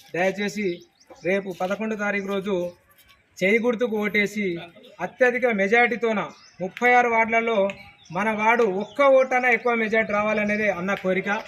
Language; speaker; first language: Telugu; native; Telugu